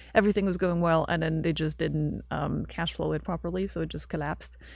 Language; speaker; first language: English; non-native, fluent; French